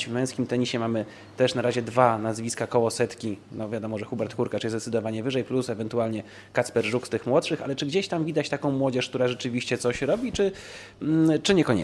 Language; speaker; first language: Polish; native; Polish